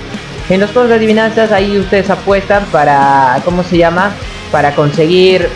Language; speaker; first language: Spanish; native; Spanish